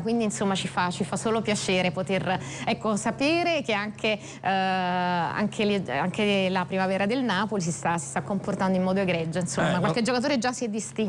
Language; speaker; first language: Italian; native; Italian